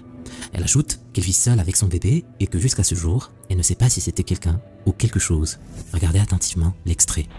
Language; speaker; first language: French; native; French